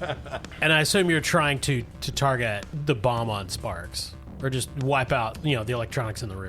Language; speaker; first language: English; native; English